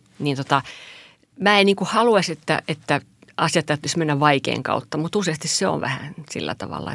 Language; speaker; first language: Finnish; non-native, local second language; Swedish